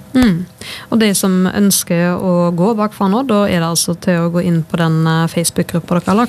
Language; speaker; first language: Norwegian; native; Norwegian